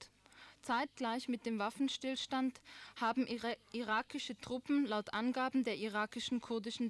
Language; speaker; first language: German; native; German